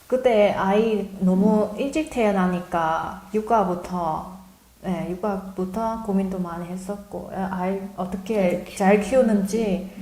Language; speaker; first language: Korean; non-native, learner; Vietnamese